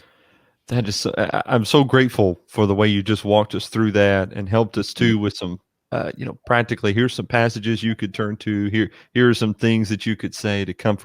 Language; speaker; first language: English; native; English